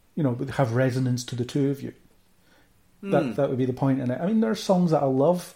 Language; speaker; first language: English; native; English